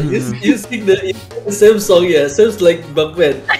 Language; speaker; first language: English; non-native, learner; Indonesian